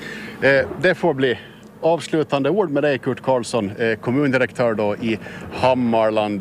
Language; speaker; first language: Swedish; native; Swedish